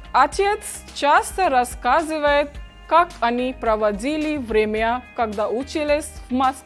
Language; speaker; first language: Russian; non-native, fluent; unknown